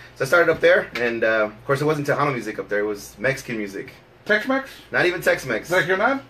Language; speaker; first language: English; native; English